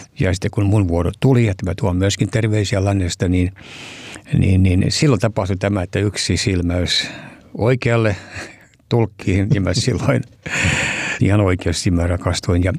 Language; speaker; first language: Finnish; early bilingual, heritage; Finnish